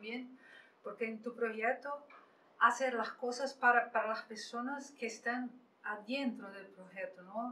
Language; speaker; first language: Spanish; non-native, fluent; Portuguese